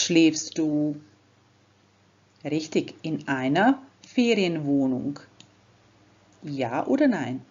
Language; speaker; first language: German; non-native, fluent; Croatian